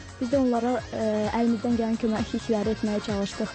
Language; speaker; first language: Azerbaijani; native; Azerbaijani